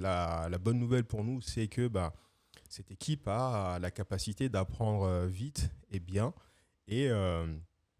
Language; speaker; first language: French; native; French